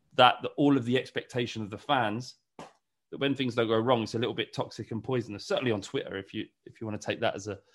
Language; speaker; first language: English; native; English